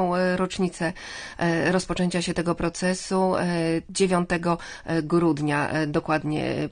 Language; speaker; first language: Polish; native; Polish